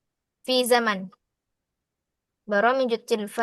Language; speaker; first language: Arabic; non-native, fluent; Indonesian